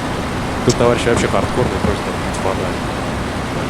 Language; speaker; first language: Russian; native; Russian